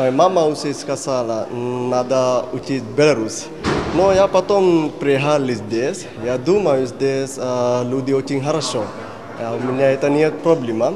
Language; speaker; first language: Russian; non-native, learner; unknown